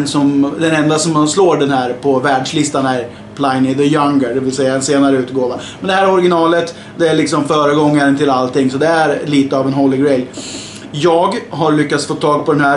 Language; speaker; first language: Swedish; native; Swedish